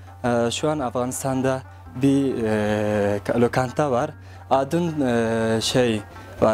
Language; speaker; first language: Turkish; non-native, learner; Persian